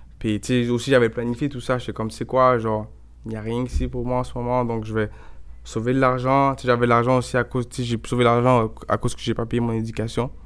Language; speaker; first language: French; native; French